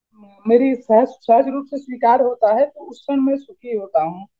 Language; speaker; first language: Hindi; native; Hindi